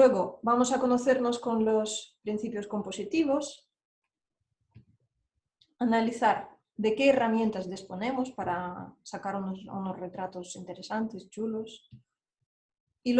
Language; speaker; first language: Spanish; non-native, fluent; Russian